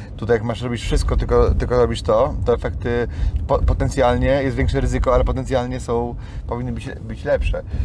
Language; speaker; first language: Polish; native; Polish